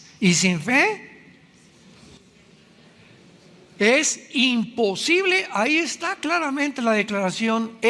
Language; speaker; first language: Spanish; native; Spanish